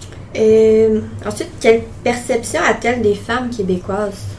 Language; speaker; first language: French; native; French